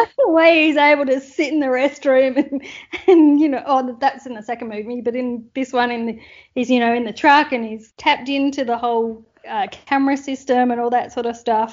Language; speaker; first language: English; native; English